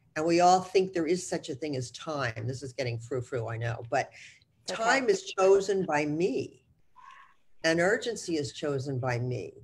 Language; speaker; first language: English; native; English